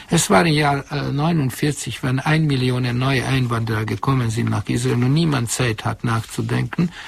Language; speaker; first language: German; non-native, fluent; Hungarian